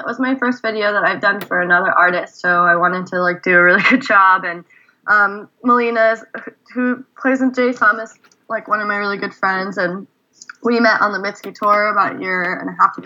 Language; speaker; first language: English; native; English